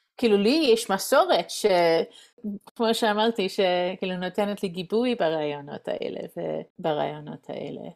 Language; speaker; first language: Hebrew; non-native, fluent; English